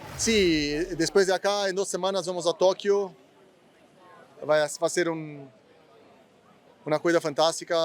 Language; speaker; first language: Spanish; non-native, fluent; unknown